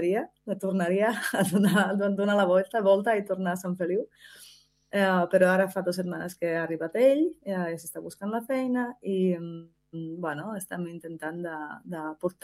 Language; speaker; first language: Catalan; non-native, fluent; Slovak